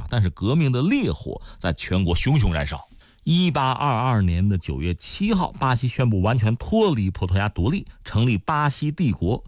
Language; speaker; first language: Chinese; native; Chinese